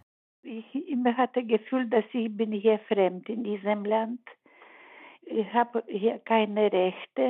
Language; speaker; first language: German; early bilingual, heritage; German